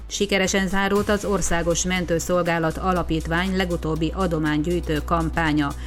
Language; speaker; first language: Hungarian; native; Hungarian